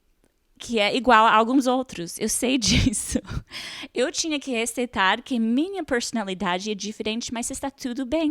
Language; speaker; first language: Portuguese; non-native, fluent; English